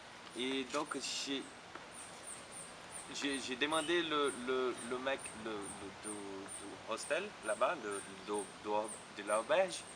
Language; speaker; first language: French; non-native, fluent; Portuguese